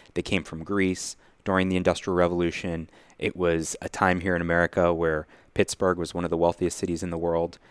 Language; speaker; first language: English; native; English